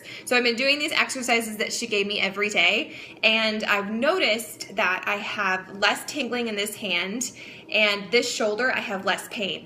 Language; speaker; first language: English; native; English